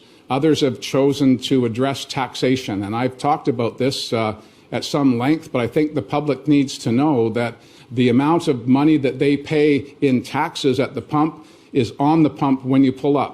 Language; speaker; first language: English; native; English